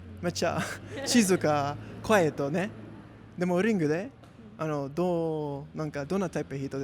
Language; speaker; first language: Japanese; non-native, learner; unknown